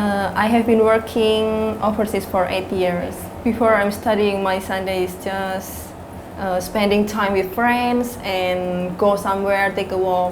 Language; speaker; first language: English; non-native, learner; Indonesian